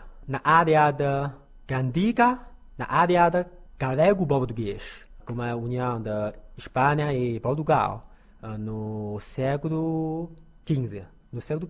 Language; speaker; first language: Portuguese; non-native, learner; Chinese